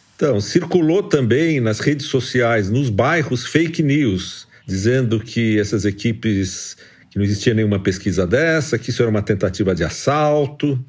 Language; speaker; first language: Portuguese; native; Portuguese